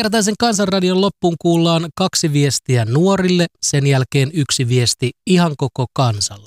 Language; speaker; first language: Finnish; native; Finnish